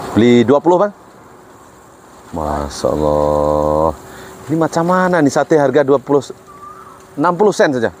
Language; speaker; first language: Malay; native; Malay